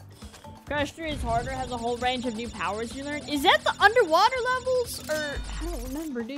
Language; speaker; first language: English; native; English